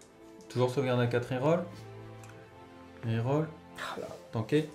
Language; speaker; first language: French; native; French